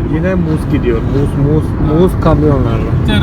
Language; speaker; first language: Turkish; non-native, fluent; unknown